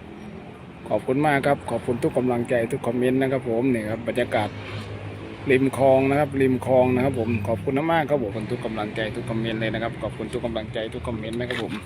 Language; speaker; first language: Thai; native; Thai